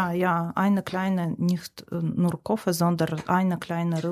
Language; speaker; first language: German; non-native, learner; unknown